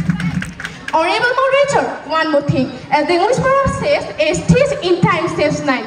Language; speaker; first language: English; non-native, learner; Bangla